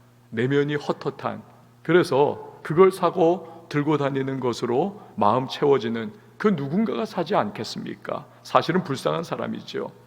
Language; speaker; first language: Korean; native; Korean